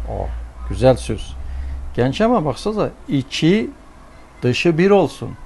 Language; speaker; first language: Turkish; early bilingual, heritage; Turkish